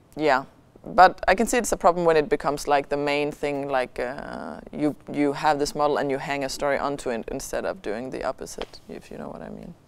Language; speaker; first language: English; non-native, fluent; Danish